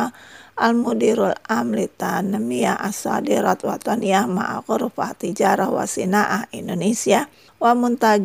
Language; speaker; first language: Arabic; non-native, fluent; Indonesian